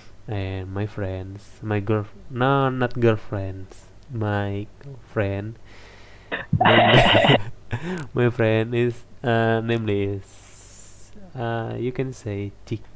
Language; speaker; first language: English; non-native, learner; Indonesian